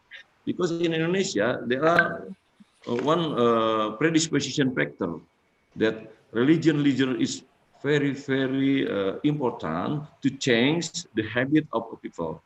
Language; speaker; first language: English; non-native, fluent; Indonesian